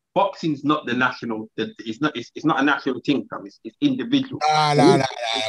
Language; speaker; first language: English; native; English